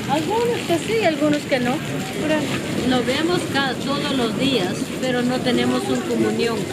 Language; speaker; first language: Spanish; non-native, local second language; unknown